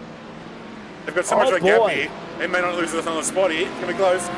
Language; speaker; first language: English; native; English